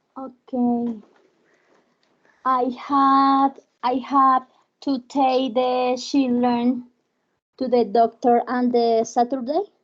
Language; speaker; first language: English; non-native, learner; Spanish